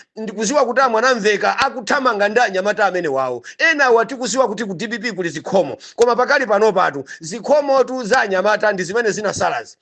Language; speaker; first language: Nyanja; native; Nyanja